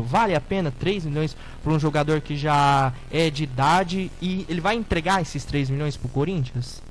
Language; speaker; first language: Portuguese; native; Portuguese